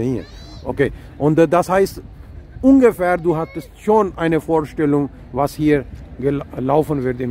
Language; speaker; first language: German; non-native, fluent; Urdu